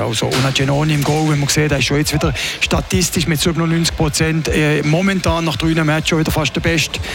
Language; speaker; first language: German; native; German